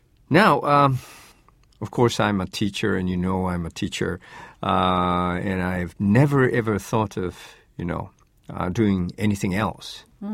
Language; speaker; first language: English; non-native, fluent; Japanese